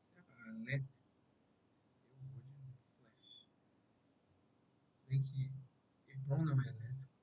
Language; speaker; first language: Portuguese; native; Portuguese